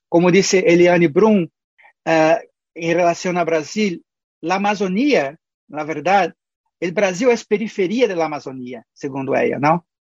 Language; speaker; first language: Spanish; non-native, fluent; Portuguese